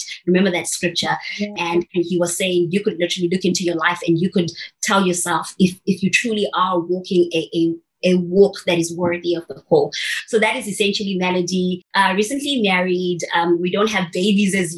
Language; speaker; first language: English; non-native, local second language; Shona